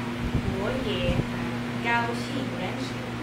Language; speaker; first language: Chinese; non-native, learner; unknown